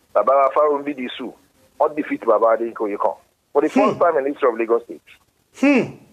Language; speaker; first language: English; non-native, local second language; Yoruba